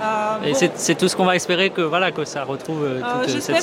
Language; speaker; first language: French; native; French